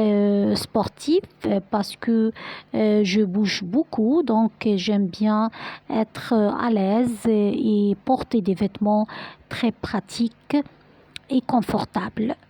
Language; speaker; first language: French; non-native, fluent; Arabic